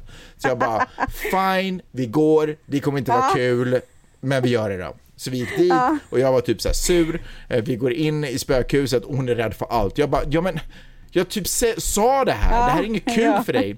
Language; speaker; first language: Swedish; native; Swedish